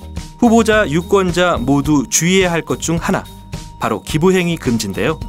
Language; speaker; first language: Korean; native; Korean